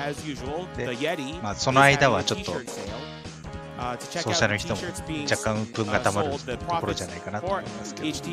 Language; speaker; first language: Japanese; native; Japanese